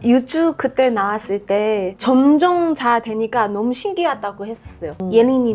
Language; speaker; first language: Korean; non-native, fluent; Chinese